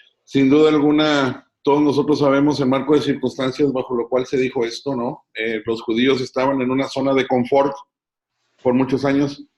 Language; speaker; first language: Spanish; native; Spanish